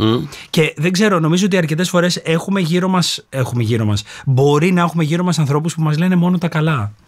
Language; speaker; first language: Greek; native; Greek